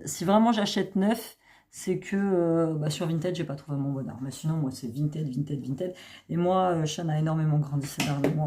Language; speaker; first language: French; native; French